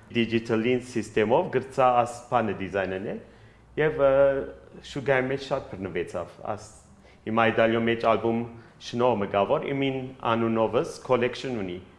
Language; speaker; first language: Armenian; early bilingual, heritage; Armenian